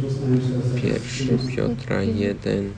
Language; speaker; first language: Polish; early bilingual, heritage; Polish